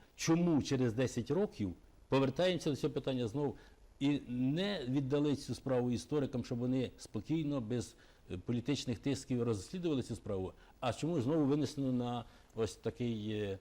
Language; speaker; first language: Ukrainian; native; Ukrainian